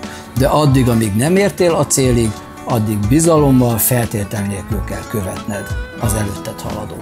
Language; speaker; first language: Hungarian; native; Hungarian